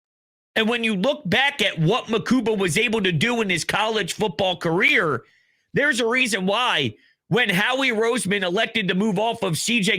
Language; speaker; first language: English; native; English